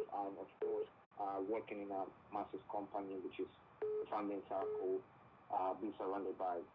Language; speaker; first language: English; non-native, fluent; Spanish